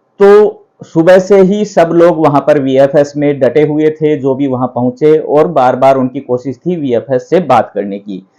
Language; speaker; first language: Hindi; native; Hindi